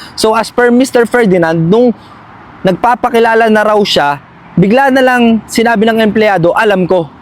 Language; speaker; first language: Filipino; native; Filipino